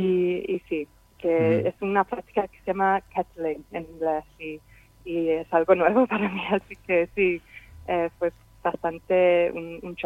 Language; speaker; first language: Spanish; non-native, fluent; English